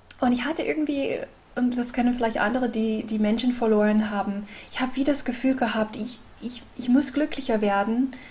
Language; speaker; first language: German; non-native, fluent; English